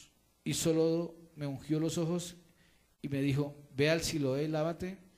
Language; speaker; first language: Spanish; native; Spanish